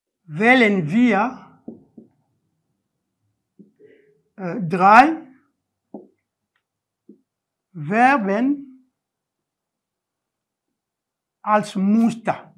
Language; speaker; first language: German; non-native, learner; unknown